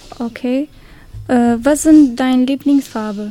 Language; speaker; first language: German; non-native, learner; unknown